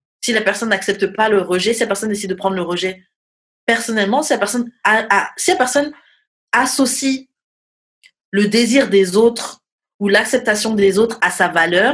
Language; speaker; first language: French; native; French